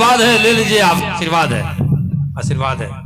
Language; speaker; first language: Hindi; native; Hindi